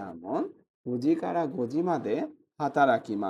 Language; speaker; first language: Japanese; non-native, fluent; Bangla